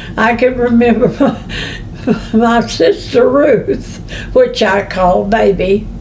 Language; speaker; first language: English; native; English